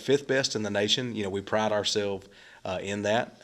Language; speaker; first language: English; native; English